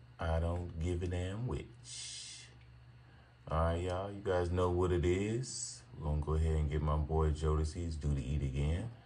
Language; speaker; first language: English; native; English